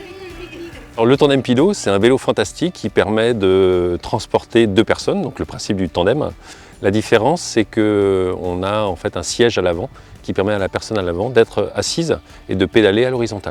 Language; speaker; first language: French; native; French